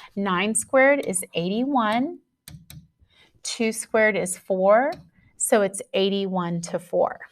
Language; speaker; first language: English; native; English